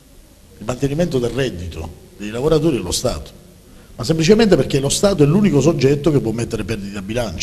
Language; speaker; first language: Italian; native; Italian